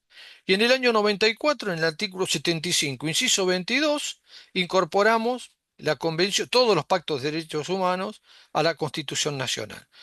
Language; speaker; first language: Spanish; native; Spanish